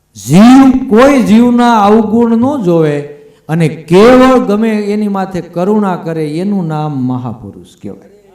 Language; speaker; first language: Gujarati; native; Gujarati